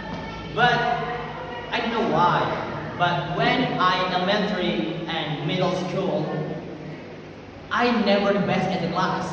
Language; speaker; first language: English; non-native, learner; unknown